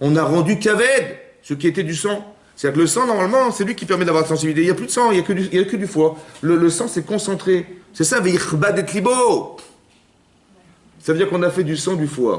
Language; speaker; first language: French; native; French